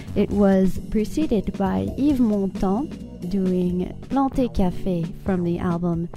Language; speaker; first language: English; native; English